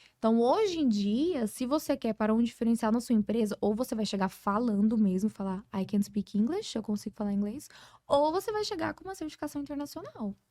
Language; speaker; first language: Portuguese; early bilingual, heritage; Portuguese